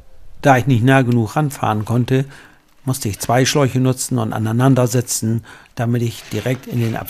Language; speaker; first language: German; native; German